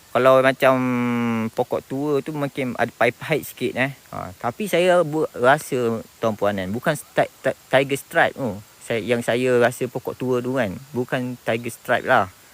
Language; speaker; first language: Malay; native; Malay